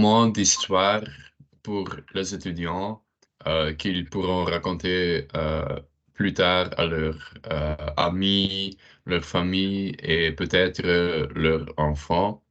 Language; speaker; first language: French; non-native, learner; Dutch